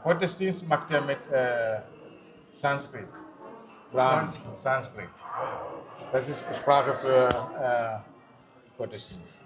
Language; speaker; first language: German; non-native, fluent; Tamil